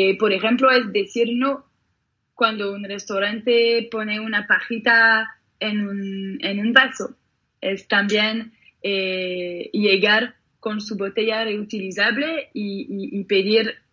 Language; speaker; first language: Spanish; non-native, fluent; French